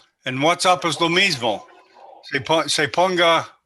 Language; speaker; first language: Spanish; non-native, learner; English